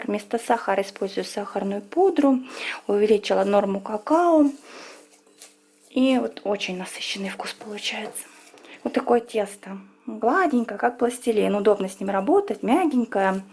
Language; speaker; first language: Russian; native; Russian